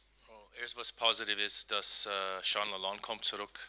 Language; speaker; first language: German; non-native, learner; English